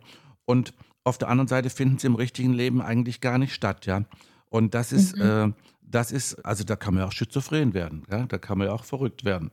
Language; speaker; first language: German; native; German